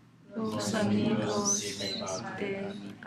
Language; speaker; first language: Spanish; non-native, learner; English